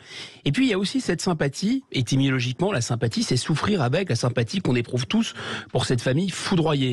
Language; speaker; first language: French; native; French